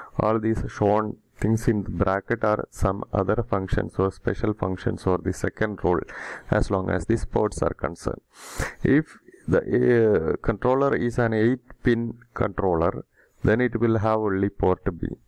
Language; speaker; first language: English; non-native, local second language; Malayalam